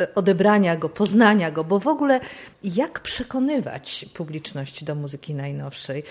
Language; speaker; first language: Polish; native; Polish